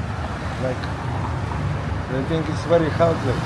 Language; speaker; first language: English; non-native, learner; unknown